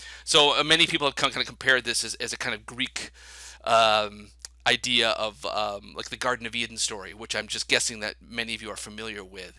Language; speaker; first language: English; native; English